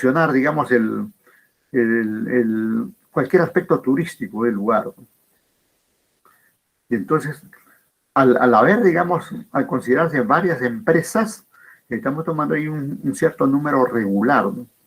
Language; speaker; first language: Spanish; native; Spanish